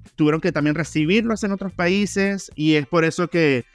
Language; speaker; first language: Spanish; native; Spanish